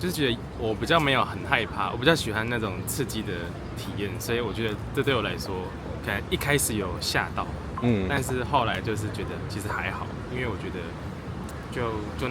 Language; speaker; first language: Chinese; native; Chinese